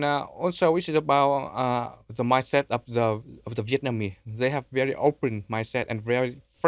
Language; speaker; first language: English; non-native, learner; Vietnamese